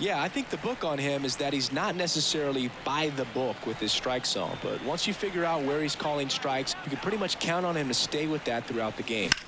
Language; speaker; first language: English; native; English